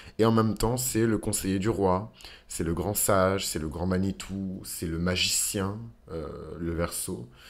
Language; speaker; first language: French; native; French